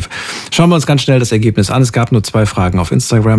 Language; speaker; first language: German; native; German